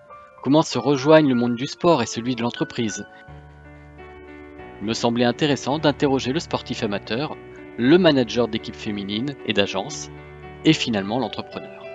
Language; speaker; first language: French; native; French